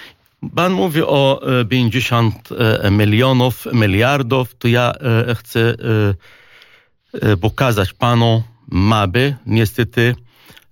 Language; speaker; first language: Polish; non-native, fluent; Arabic